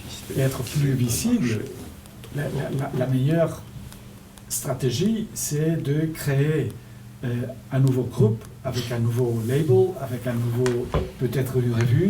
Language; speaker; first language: French; non-native, fluent; Spanish